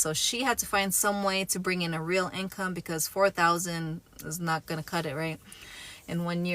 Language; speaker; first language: English; native; English